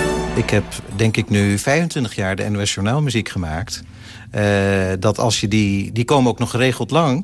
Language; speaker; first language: Dutch; native; Dutch